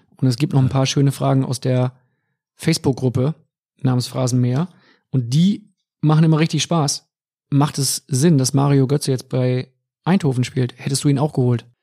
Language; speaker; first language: German; native; German